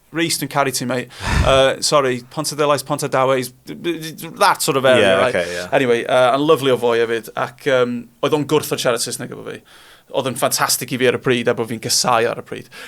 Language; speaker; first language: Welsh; non-native, local second language; English